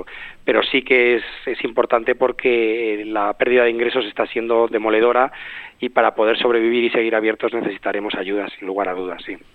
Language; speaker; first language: Spanish; native; Spanish